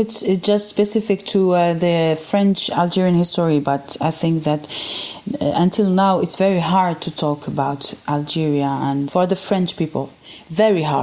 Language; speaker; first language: English; non-native, fluent; Arabic